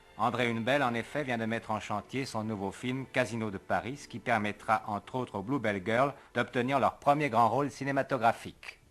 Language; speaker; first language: French; native; French